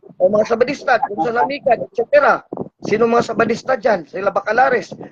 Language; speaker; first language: Filipino; non-native, local second language; Cebuano